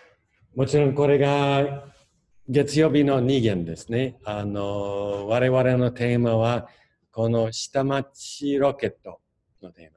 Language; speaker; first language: Japanese; non-native, fluent; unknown